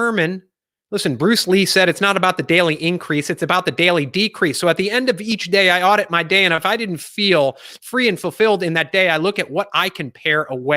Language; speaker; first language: English; native; English